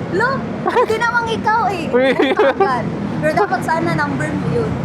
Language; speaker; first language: Filipino; non-native, local second language; Cebuano